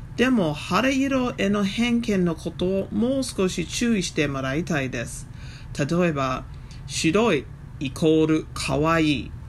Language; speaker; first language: Japanese; non-native, fluent; English